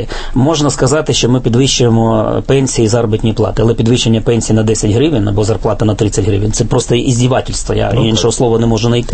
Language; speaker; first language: Ukrainian; native; Ukrainian